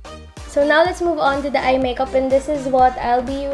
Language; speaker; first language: English; non-native, local second language; Filipino